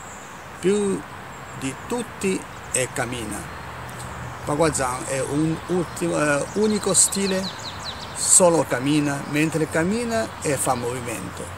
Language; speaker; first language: Italian; non-native, learner; Chinese